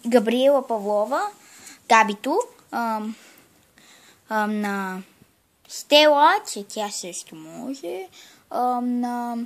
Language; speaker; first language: Bulgarian; early bilingual, heritage; Bulgarian